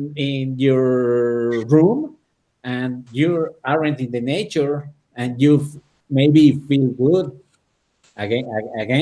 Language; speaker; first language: English; non-native, learner; Spanish